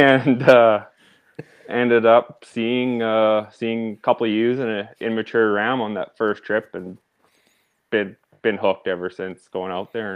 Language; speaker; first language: English; native; English